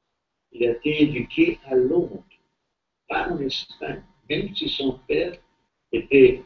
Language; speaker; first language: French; non-native, fluent; Spanish